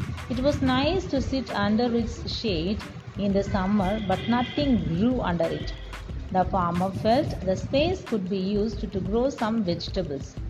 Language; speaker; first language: English; non-native, local second language; Tamil